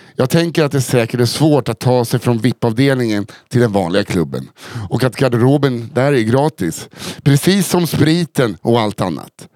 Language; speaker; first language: Swedish; native; Swedish